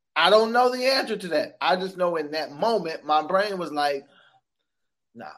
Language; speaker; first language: English; native; English